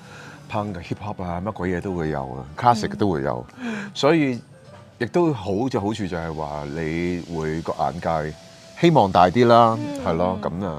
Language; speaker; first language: Cantonese; native; Cantonese